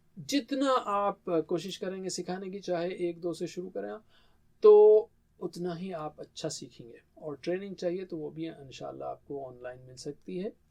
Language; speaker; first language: Urdu; native; Urdu